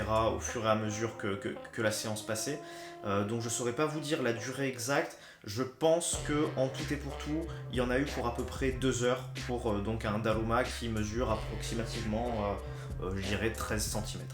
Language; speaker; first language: French; native; French